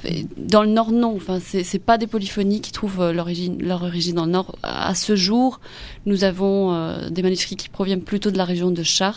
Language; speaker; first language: French; non-native, fluent; Spanish